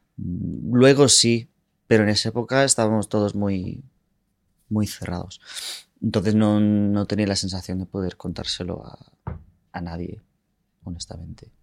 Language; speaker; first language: Spanish; non-native, fluent; English